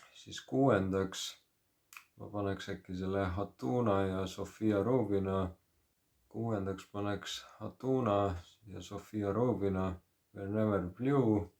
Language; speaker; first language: Estonian; native; Estonian